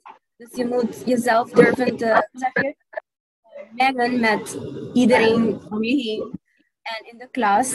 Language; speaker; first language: Dutch; non-native, local second language; Papiamento